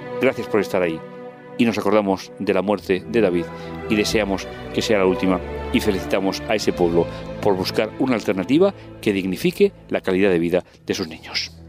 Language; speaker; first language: Spanish; native; Spanish